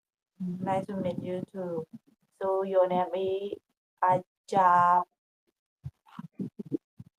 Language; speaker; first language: English; non-native, learner; Khmer